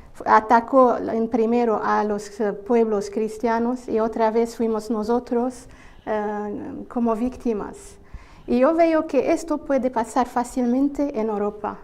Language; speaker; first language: Spanish; non-native, fluent; Arabic